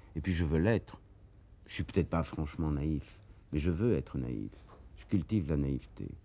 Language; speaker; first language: French; native; French